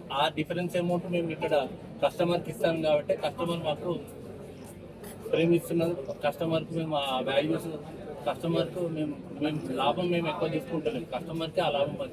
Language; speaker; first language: Telugu; native; Telugu